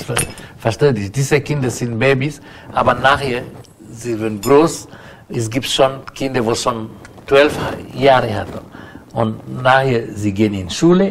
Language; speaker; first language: German; non-native, learner; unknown